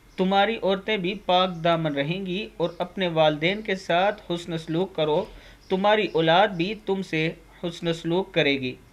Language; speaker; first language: Urdu; non-native, local second language; Punjabi